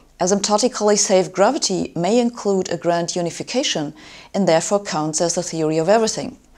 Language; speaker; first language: English; non-native, fluent; German